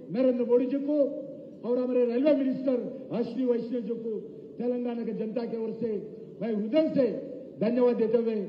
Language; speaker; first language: Hindi; non-native, local second language; Telugu